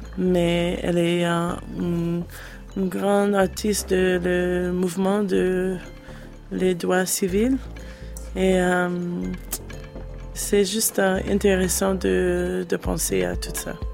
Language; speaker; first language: French; non-native, learner; English